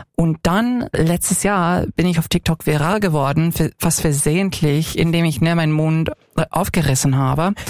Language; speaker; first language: German; non-native, fluent; English